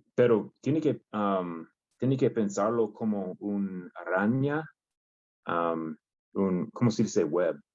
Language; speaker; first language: Spanish; non-native, learner; English